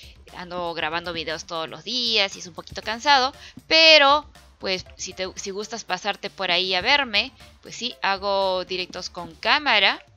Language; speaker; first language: Spanish; native; Spanish